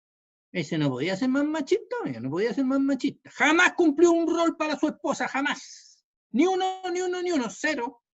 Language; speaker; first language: Spanish; native; Spanish